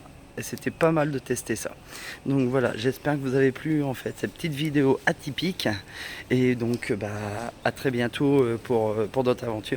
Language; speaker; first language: French; native; French